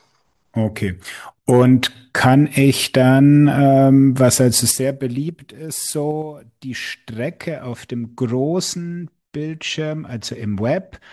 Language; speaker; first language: German; native; German